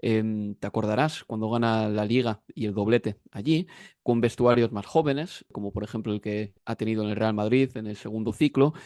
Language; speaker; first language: Spanish; native; Spanish